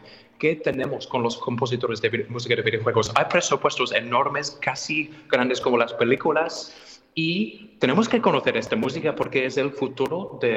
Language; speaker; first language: Spanish; non-native, fluent; English